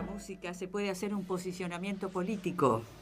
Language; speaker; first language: Spanish; native; Spanish